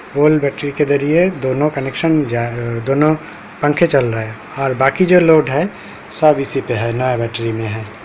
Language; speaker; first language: Hindi; non-native, local second language; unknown